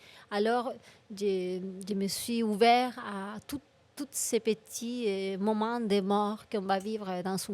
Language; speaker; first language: French; non-native, fluent; Spanish